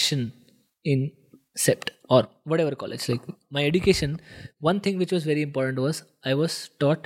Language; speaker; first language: English; non-native, local second language; Marathi